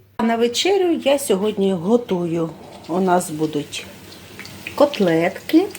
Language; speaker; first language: Ukrainian; native; Ukrainian